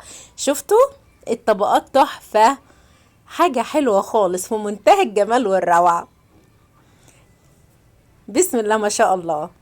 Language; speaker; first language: Arabic; native; Arabic